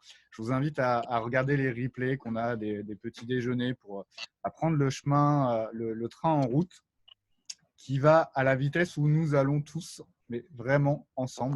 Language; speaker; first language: French; native; French